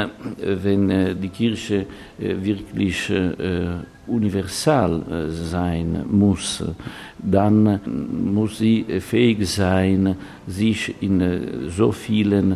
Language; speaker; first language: German; non-native, fluent; Italian